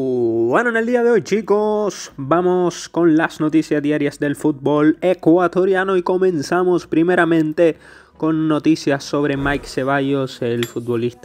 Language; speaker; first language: Spanish; native; Spanish